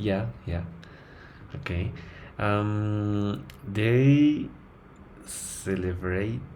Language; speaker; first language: English; non-native, learner; Spanish